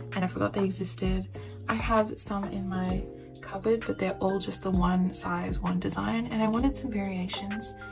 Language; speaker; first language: English; native; English